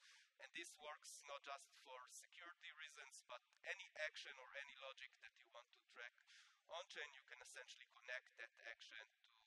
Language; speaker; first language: English; non-native, fluent; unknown